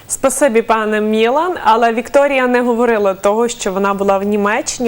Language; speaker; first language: Ukrainian; native; Ukrainian